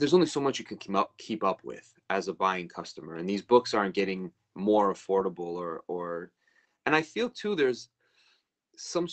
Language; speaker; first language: English; native; English